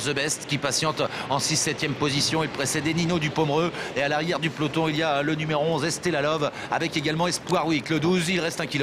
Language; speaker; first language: French; native; French